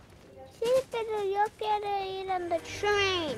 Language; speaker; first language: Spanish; early bilingual, heritage; Spanish